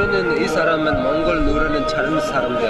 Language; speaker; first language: Korean; non-native, learner; Mongolian